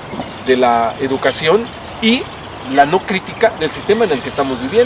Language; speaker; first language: Spanish; native; Spanish